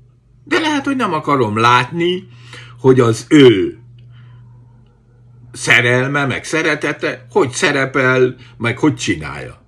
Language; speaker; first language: Hungarian; native; Hungarian